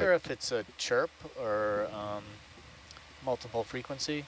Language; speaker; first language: English; native; English